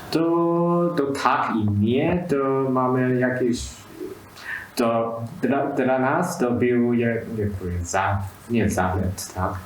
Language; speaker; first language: Polish; non-native, learner; Chinese